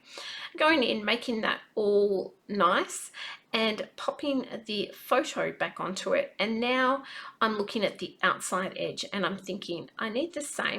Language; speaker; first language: English; native; English